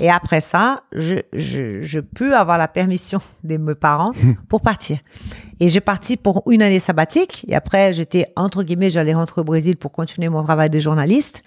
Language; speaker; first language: French; non-native, fluent; Portuguese